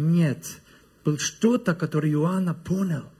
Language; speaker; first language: Russian; non-native, learner; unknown